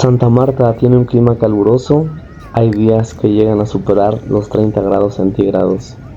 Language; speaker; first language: Spanish; native; Spanish